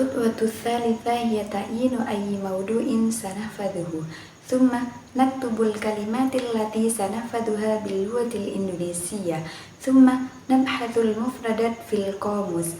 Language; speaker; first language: Arabic; non-native, learner; Indonesian